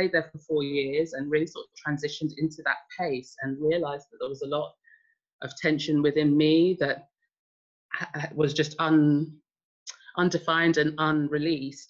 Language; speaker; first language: English; native; English